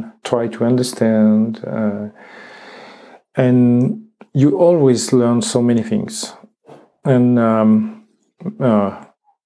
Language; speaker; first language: English; non-native, learner; French